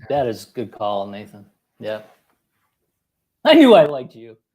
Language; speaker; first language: English; native; English